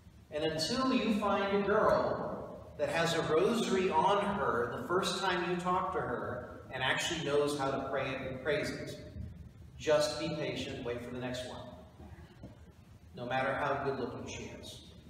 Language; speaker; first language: English; native; English